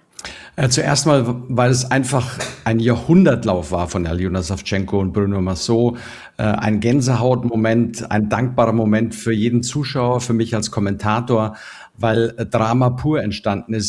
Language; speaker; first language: German; native; German